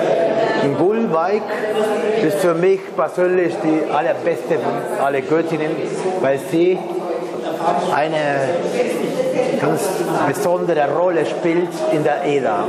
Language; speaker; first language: German; non-native, fluent; Spanish